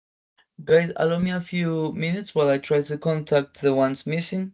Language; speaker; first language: English; non-native, fluent; Spanish